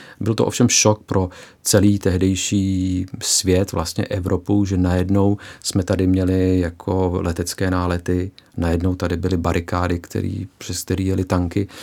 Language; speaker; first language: Czech; early bilingual, heritage; Czech